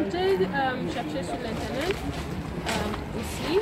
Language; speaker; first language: French; non-native, learner; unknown